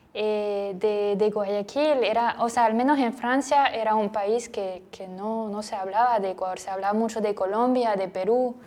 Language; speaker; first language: Spanish; non-native, fluent; French